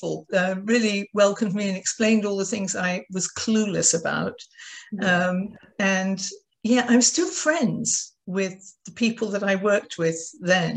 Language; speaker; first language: English; native; English